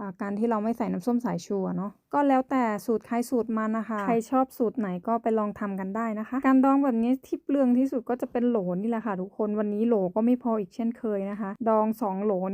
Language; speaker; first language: Thai; native; Thai